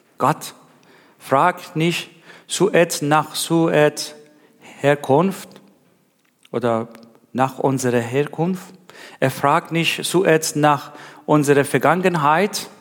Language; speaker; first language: German; non-native, learner; Persian